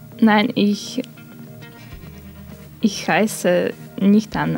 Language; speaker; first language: German; non-native, learner; Russian